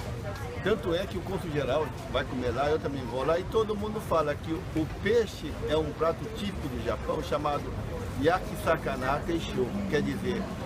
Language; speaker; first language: Portuguese; early bilingual, other home language; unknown